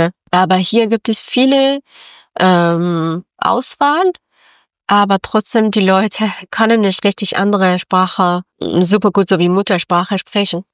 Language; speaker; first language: German; non-native, learner; Persian